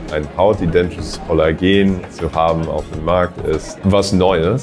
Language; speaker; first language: German; non-native, fluent; English